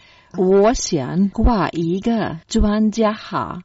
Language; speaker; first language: Chinese; non-native, learner; Croatian